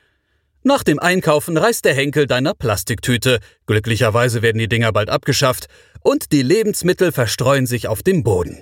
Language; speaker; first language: German; native; German